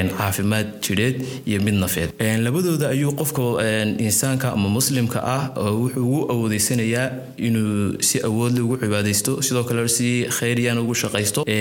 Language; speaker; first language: Somali; native; Somali